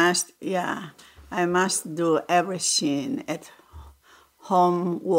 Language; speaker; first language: English; non-native, learner; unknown